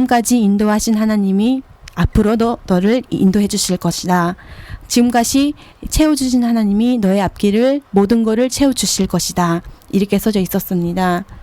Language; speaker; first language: Korean; early bilingual, heritage; Korean